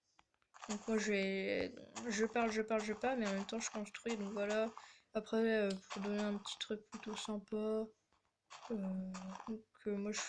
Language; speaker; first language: French; native; French